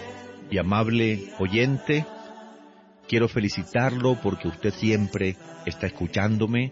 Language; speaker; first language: Spanish; native; Spanish